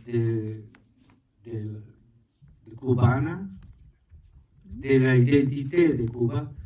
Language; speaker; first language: French; non-native, learner; Spanish